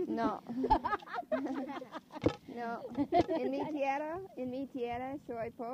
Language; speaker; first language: Spanish; non-native, learner; English